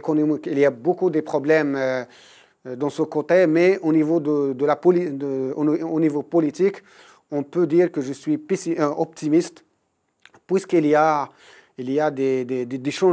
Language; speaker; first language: French; non-native, local second language; Arabic